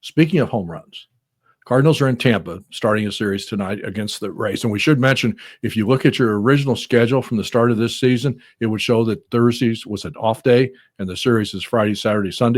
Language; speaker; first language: English; native; English